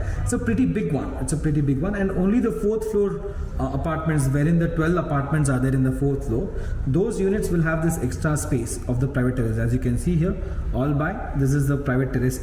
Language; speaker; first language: English; non-native, local second language; Hindi